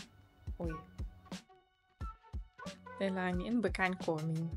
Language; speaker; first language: Vietnamese; non-native, learner; Russian